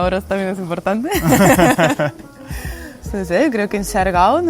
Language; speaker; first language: Spanish; non-native, fluent; Russian